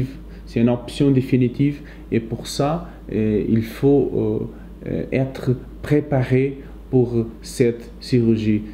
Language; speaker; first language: French; non-native, fluent; Portuguese